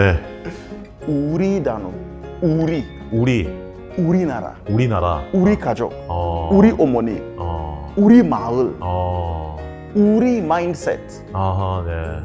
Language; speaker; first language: Korean; non-native, learner; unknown